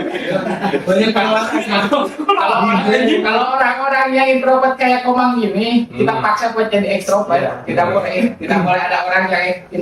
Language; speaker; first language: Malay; non-native, local second language; Sundanese